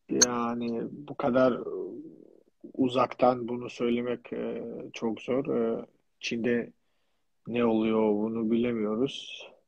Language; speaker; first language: Turkish; non-native, fluent; Georgian